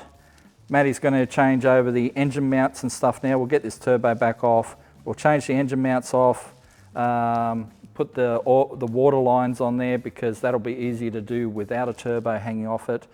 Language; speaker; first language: English; native; English